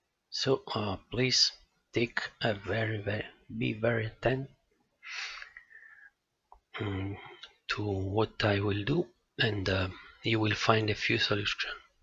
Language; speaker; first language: English; non-native, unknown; Italian